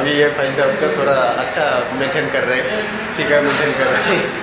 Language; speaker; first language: Hindi; non-native, local second language; Bangla